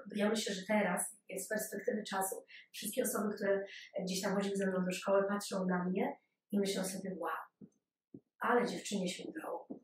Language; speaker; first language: Polish; early bilingual, other home language; Ukrainian